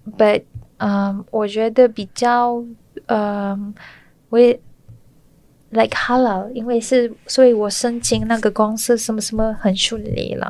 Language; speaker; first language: Chinese; non-native, learner; Malay